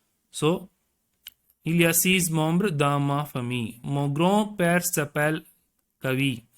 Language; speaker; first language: French; non-native, learner; Tamil